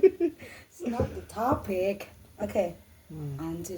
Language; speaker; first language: English; non-native, learner; Indonesian